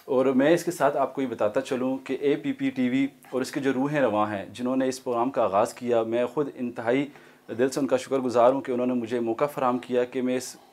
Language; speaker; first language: Urdu; native; Urdu